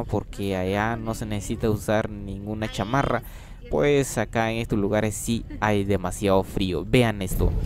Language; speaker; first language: Spanish; native; Spanish